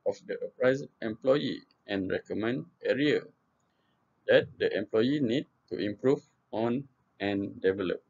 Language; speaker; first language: English; non-native, local second language; Malay